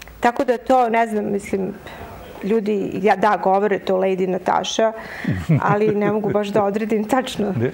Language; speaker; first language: Serbian; native; Serbian